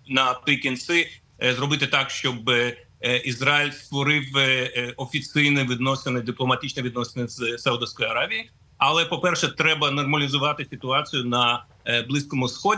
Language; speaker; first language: Ukrainian; non-native, fluent; Russian